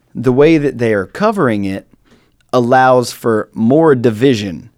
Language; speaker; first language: English; native; English